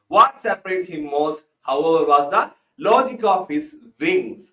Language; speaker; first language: English; non-native, local second language; Malayalam